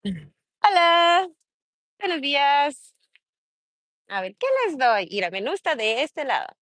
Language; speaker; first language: Spanish; early bilingual, heritage; Spanish